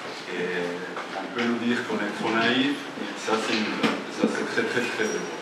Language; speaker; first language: French; non-native, fluent; Spanish